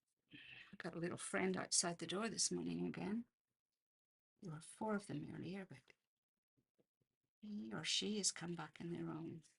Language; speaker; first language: English; native; English